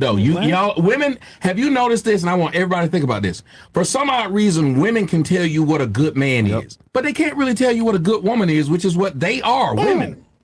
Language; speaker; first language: English; native; English